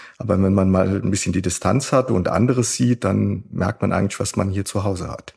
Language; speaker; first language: German; native; German